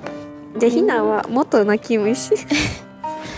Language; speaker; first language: Japanese; native; Japanese